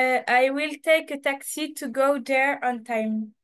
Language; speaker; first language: English; non-native, learner; French